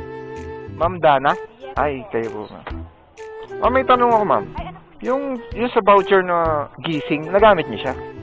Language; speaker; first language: Filipino; native; Filipino